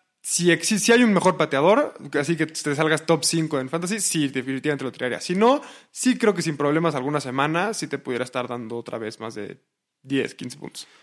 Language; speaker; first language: Spanish; native; Spanish